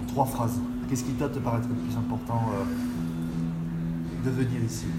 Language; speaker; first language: French; native; French